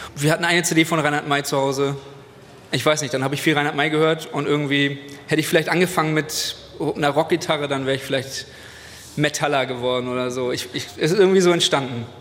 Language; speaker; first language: German; native; German